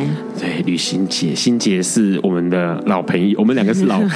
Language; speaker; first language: Chinese; native; Chinese